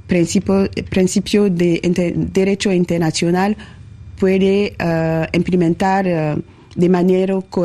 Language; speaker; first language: Spanish; non-native, learner; French